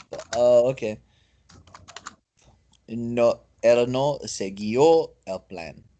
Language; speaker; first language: Spanish; non-native, learner; English